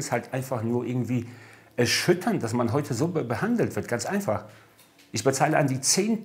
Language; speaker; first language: German; non-native, fluent; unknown